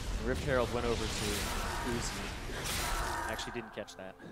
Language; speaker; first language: English; native; English